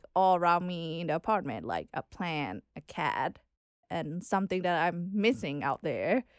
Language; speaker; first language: English; non-native, learner; Thai